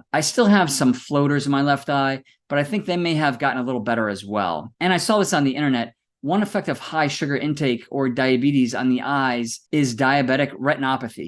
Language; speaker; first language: English; native; English